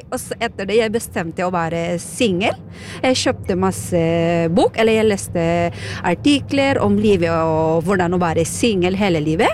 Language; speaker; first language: Norwegian; non-native, fluent; Filipino